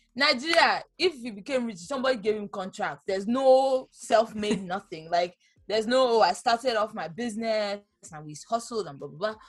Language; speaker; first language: English; non-native, local second language; Yoruba